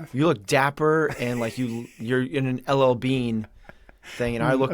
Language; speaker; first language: English; native; English